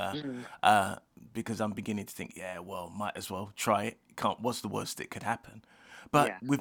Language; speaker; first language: English; non-native, local second language; Jamaican Creole English